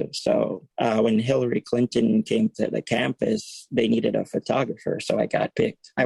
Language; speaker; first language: English; native; English